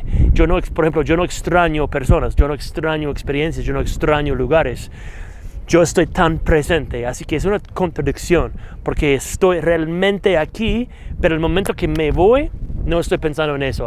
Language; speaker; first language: Spanish; non-native, fluent; English